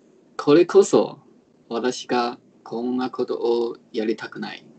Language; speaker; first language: Japanese; non-native, learner; Chinese